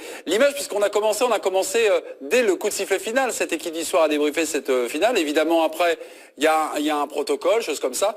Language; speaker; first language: French; native; French